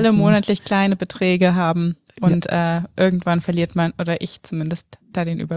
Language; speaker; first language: German; native; German